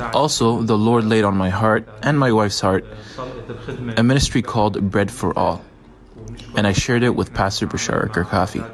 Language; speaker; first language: English; non-native, fluent; Arabic